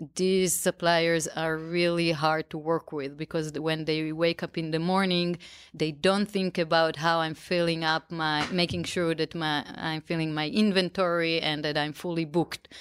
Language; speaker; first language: English; non-native, fluent; Hebrew